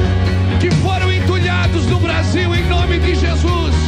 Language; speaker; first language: Portuguese; native; Portuguese